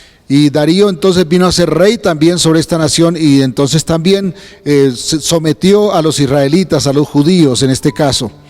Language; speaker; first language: Spanish; native; Spanish